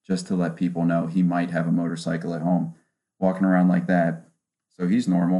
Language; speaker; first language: English; native; English